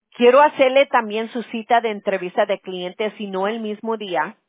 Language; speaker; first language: Spanish; early bilingual, heritage; Spanish